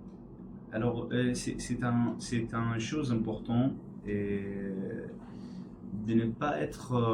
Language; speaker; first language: French; non-native, learner; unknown